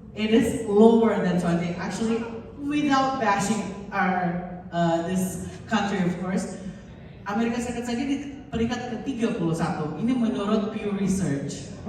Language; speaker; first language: Indonesian; native; Indonesian